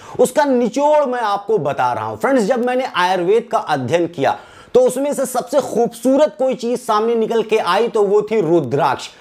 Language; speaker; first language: Hindi; native; Hindi